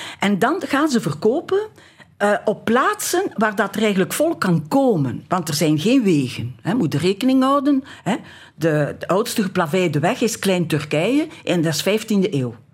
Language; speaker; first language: Dutch; native; Dutch